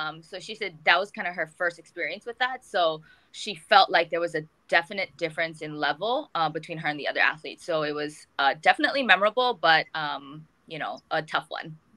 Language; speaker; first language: English; early bilingual, other home language; Korean